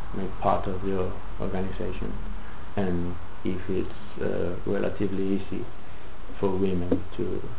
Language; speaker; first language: English; non-native, fluent; Galician